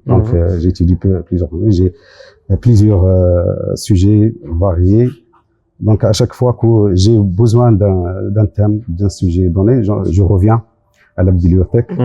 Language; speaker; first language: French; non-native, local second language; Arabic